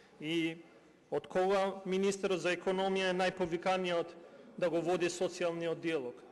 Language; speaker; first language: Macedonian; non-native, local second language; Albanian